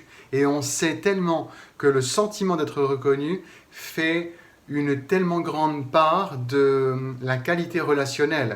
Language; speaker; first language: French; native; French